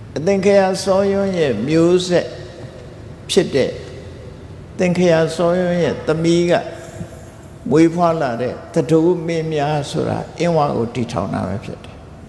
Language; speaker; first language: Burmese; native; Burmese